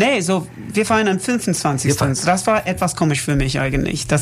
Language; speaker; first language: German; non-native, learner; English